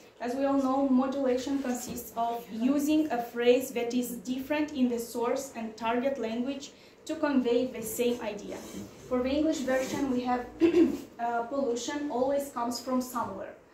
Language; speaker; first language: English; non-native, fluent; Romanian